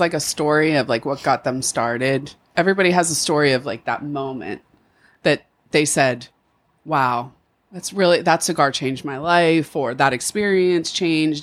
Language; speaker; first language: English; native; English